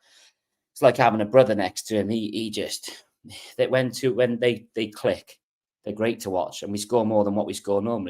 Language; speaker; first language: English; native; English